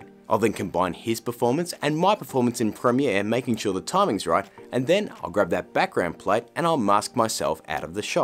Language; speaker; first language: English; native; English